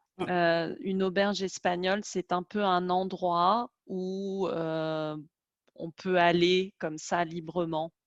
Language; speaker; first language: French; native; French